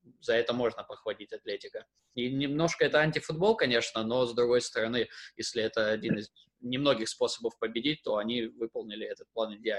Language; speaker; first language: Russian; native; Russian